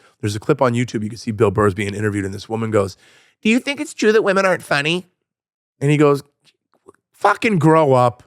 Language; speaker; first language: English; native; English